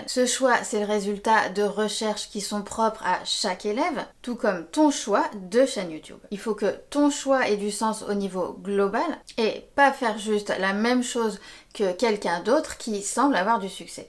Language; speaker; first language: French; native; French